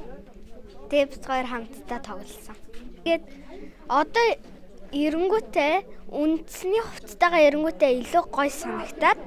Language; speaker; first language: Mongolian; early bilingual, heritage; Mongolian